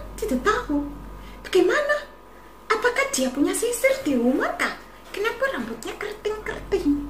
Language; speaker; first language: Indonesian; non-native, fluent; Shona